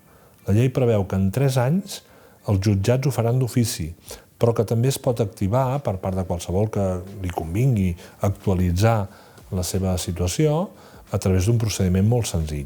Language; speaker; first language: Catalan; native; Catalan